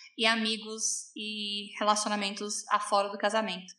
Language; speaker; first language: Portuguese; non-native, fluent; English